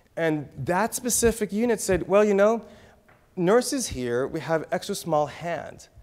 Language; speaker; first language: English; native; English